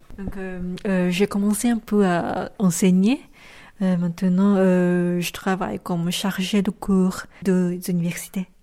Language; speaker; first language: French; non-native, fluent; Japanese